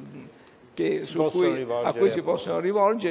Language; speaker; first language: Italian; native; Italian